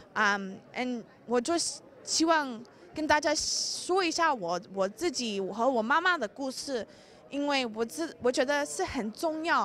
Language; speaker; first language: Chinese; early bilingual, heritage; English